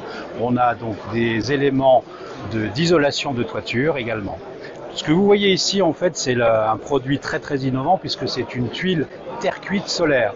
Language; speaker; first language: French; native; French